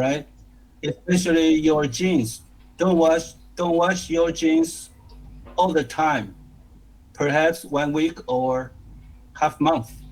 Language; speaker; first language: English; non-native, learner; Chinese